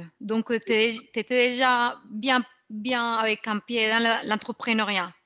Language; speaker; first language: French; non-native, fluent; Spanish